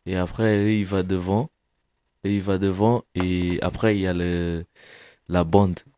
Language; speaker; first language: French; non-native, fluent; Kabuverdianu